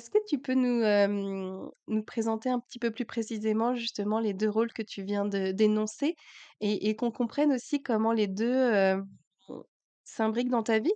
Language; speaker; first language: French; native; French